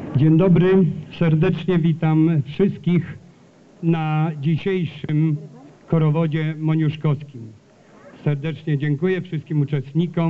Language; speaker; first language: Polish; native; Polish